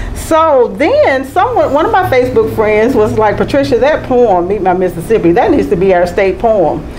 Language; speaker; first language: English; native; English